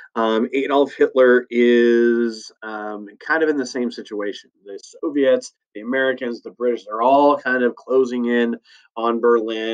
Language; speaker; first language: English; native; English